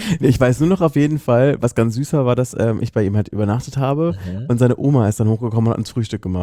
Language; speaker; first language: German; native; German